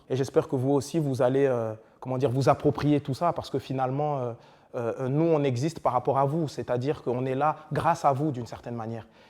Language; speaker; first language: French; native; French